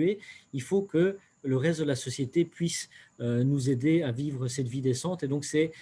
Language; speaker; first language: French; native; French